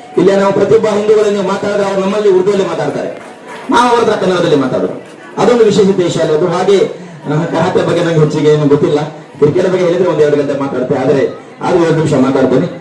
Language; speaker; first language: Kannada; non-native, local second language; Urdu